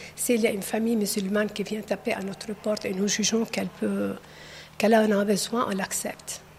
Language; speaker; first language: French; non-native, local second language; Arabic